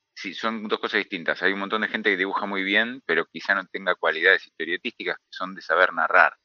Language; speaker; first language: Spanish; native; Spanish